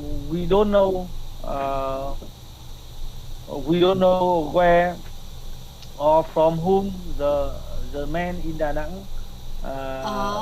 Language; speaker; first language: English; non-native, learner; Vietnamese